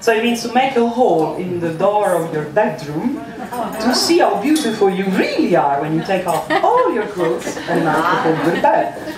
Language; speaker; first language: English; non-native, fluent; Italian